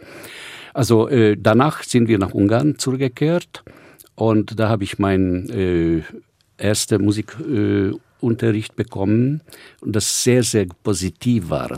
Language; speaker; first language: German; non-native, fluent; Hungarian